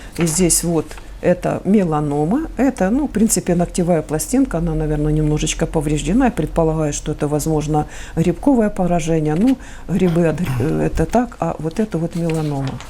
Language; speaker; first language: Russian; native; Russian